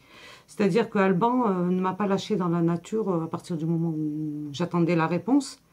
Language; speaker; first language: French; native; French